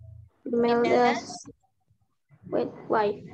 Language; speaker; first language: Spanish; non-native, learner; Indonesian